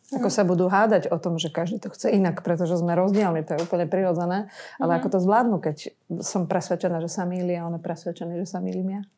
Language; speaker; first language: Slovak; native; Slovak